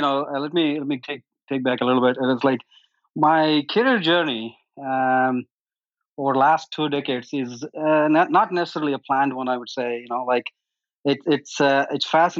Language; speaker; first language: English; non-native, local second language; Telugu